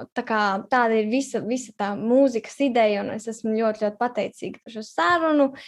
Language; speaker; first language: Latvian; native; Latvian